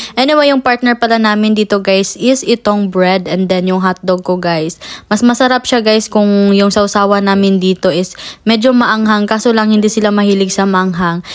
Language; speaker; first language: Filipino; non-native, local second language; Cebuano